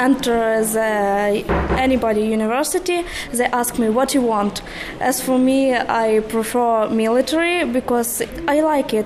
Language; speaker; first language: English; non-native, learner; Ukrainian